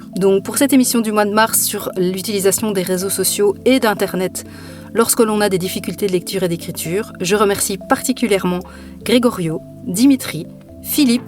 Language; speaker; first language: French; native; French